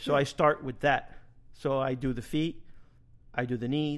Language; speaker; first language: English; native; English